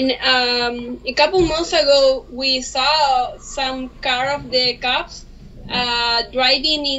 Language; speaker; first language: English; non-native, learner; Spanish